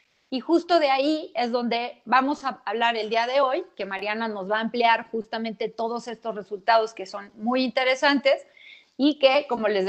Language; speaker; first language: Spanish; native; Spanish